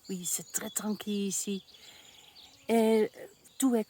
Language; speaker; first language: French; non-native, learner; Dutch